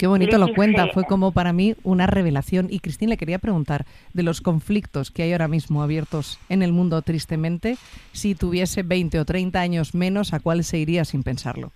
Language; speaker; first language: Spanish; native; Spanish